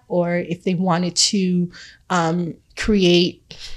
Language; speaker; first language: English; early bilingual, other home language; Akan